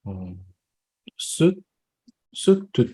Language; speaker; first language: Turkish; non-native, fluent; Japanese